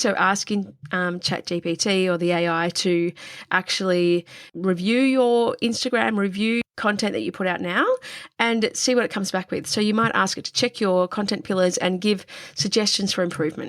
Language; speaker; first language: English; native; English